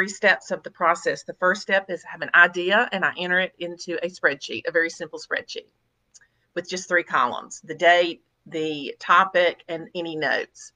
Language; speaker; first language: English; native; English